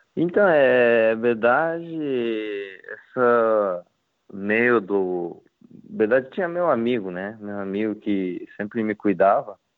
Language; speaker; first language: Portuguese; non-native, learner; Japanese